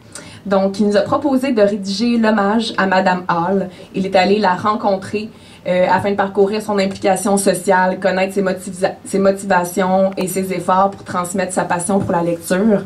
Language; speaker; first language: French; native; French